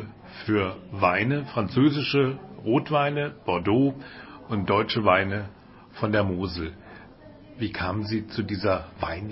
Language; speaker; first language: German; native; German